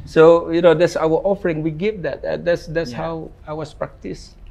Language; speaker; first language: English; non-native, fluent; Indonesian